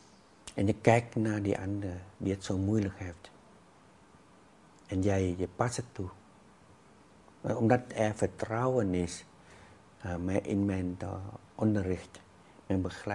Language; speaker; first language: Dutch; non-native, fluent; Vietnamese